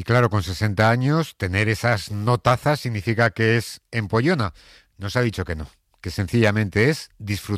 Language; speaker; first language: Spanish; native; Spanish